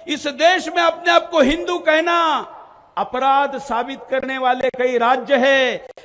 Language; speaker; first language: Hindi; non-native, local second language; Marathi